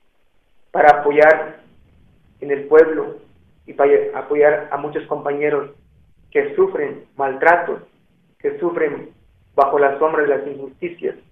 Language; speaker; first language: Spanish; non-native, local second language; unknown